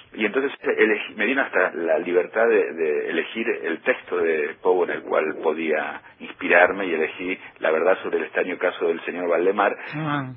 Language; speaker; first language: Spanish; native; Spanish